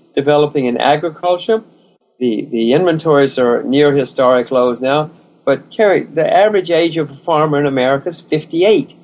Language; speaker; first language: English; native; English